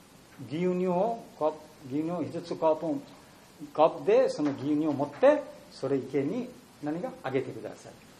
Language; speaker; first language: Japanese; non-native, learner; Bangla